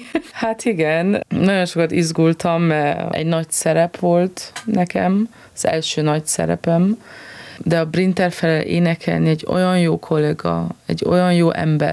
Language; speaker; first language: Hungarian; early bilingual, heritage; Hungarian